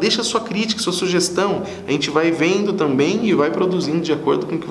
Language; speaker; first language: Portuguese; native; Portuguese